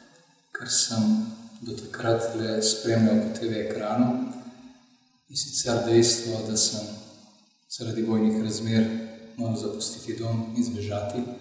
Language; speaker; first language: Slovenian; early bilingual, other home language; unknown